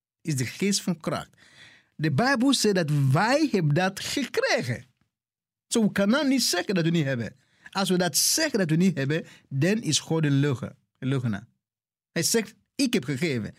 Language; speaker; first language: Dutch; non-native, fluent; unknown